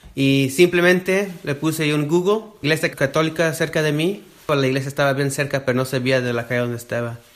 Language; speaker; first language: Spanish; early bilingual, heritage; Spanish